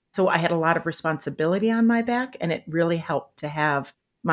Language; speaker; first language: English; native; English